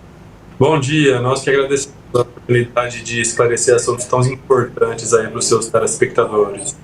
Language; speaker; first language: Portuguese; native; Portuguese